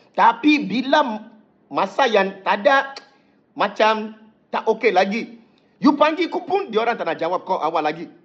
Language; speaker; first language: Malay; non-native, fluent; Yoruba